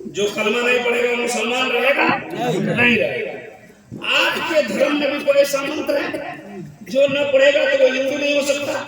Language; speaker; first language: Hindi; non-native, local second language; Maithili